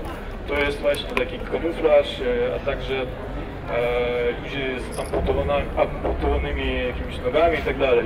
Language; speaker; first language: Polish; non-native, fluent; Ukrainian